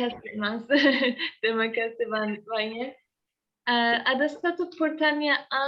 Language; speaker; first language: Indonesian; non-native, learner; Turkish